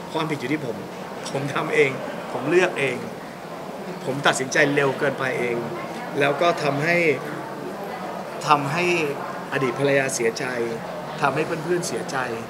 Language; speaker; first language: Thai; native; Thai